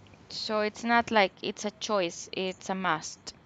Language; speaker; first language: English; non-native, local second language; Spanish